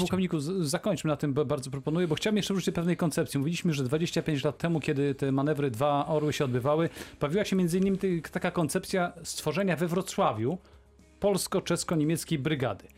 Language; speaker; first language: Polish; native; Polish